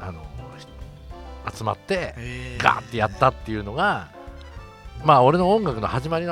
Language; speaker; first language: Japanese; native; Japanese